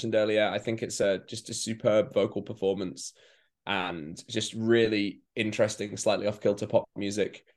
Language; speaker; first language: English; native; English